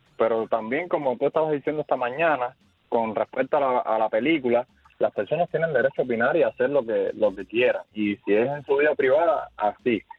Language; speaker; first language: Spanish; native; Spanish